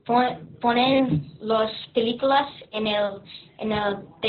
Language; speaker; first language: Spanish; non-native, learner; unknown